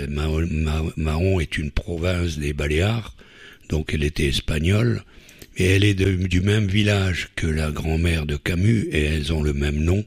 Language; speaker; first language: French; native; French